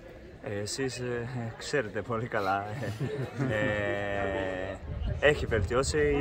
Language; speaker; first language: Greek; non-native, fluent; Portuguese